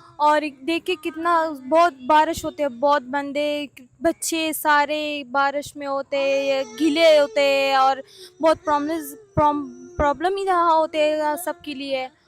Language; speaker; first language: Urdu; non-native, learner; Persian